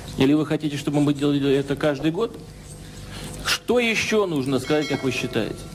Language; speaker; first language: Russian; native; Russian